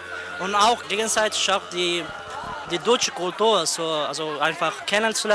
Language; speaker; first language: German; non-native, fluent; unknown